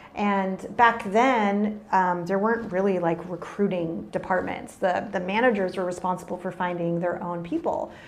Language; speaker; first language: English; native; English